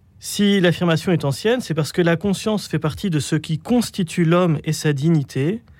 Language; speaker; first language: French; native; French